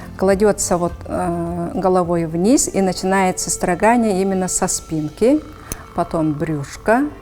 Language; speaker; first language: Russian; non-native, local second language; Yakut